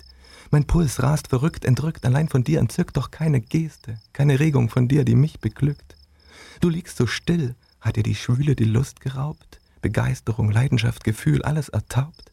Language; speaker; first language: German; native; German